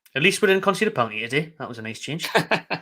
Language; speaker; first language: English; native; English